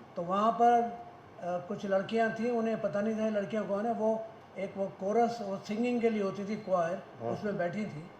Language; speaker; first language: Hindi; native; Hindi